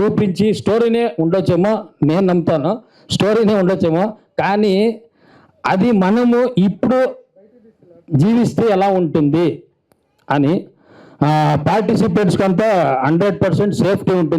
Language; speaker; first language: Telugu; non-native, learner; Kannada